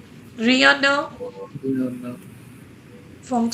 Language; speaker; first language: French; non-native, fluent; Hindi